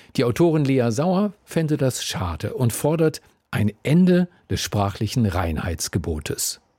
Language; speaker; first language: German; native; German